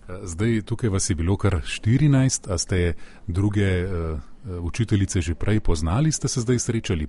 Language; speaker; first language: Slovenian; native; Slovenian